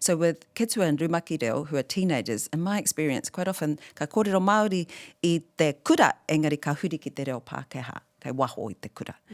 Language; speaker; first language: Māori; non-native, local second language; English